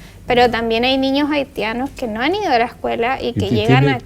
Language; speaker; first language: Spanish; native; Spanish